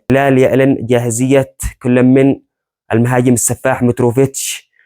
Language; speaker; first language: Arabic; native; Arabic